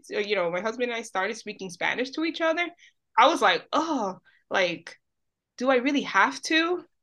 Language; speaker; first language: English; early bilingual, other home language; Spanish